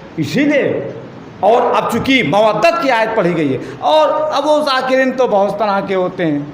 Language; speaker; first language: Urdu; native; Urdu